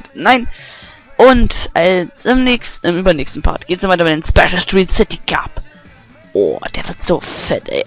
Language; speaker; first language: German; native; German